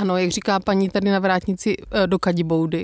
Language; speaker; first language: Czech; native; Czech